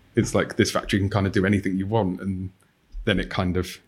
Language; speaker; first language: English; native; English